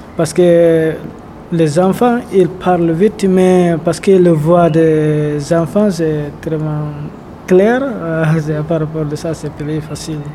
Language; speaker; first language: French; non-native, local second language; Fula